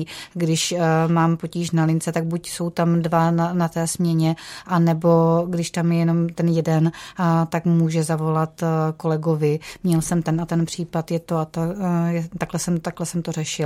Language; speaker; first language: Czech; native; Czech